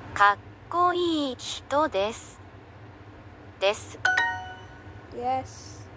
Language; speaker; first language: Japanese; non-native, learner; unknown